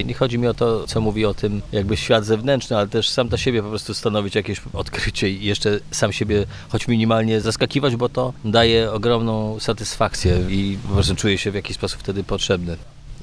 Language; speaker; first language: Polish; native; Polish